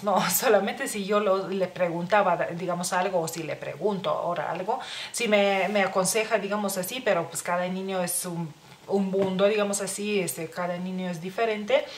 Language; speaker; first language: Spanish; non-native, fluent; Lithuanian